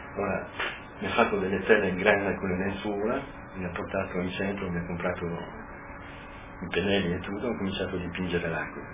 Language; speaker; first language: Italian; non-native, local second language; Friulian